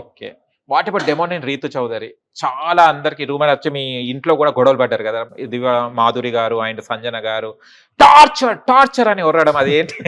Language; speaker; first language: Telugu; native; Telugu